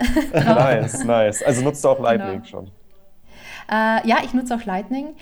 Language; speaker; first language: German; native; German